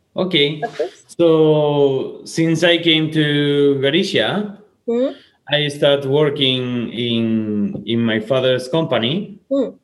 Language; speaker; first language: English; non-native, fluent; Spanish